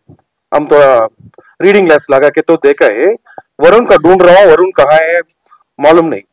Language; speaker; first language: Hindi; non-native, local second language; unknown